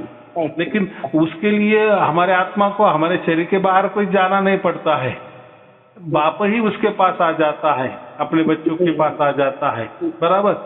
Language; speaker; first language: Hindi; native; Hindi